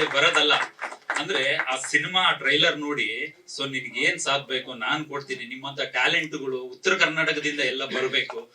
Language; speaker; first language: Kannada; native; Kannada